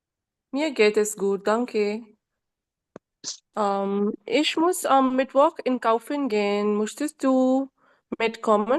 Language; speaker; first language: German; non-native, learner; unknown